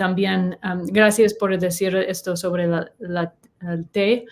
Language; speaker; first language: Spanish; non-native, learner; English